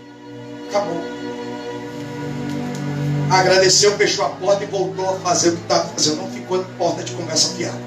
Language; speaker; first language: Portuguese; native; Portuguese